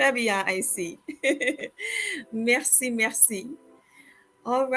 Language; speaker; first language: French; non-native, fluent; English